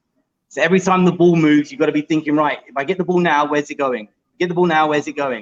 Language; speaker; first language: English; native; English